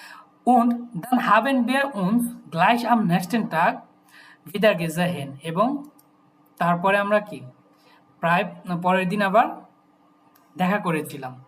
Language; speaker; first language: German; non-native, learner; Bangla